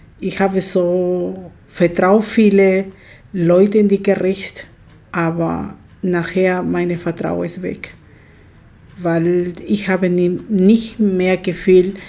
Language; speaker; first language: German; non-native, learner; Spanish